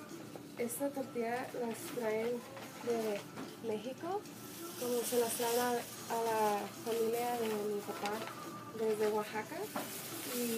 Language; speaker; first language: Spanish; early bilingual, heritage; Spanish